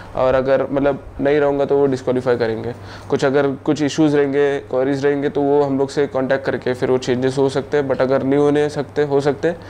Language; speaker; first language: Hindi; non-native, local second language; Marathi